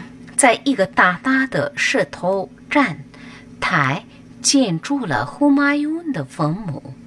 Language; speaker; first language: Chinese; non-native, learner; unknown